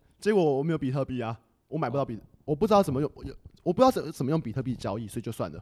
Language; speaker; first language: Chinese; native; Chinese